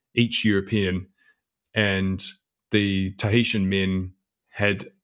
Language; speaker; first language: English; native; English